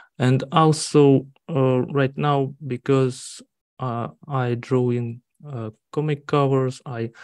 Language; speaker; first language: English; non-native, learner; Russian